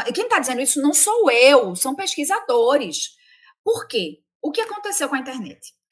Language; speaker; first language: Portuguese; native; Portuguese